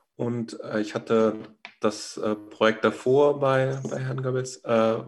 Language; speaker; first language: German; native; German